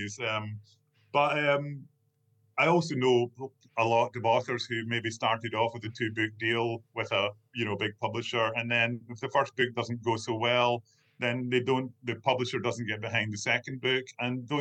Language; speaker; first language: English; native; English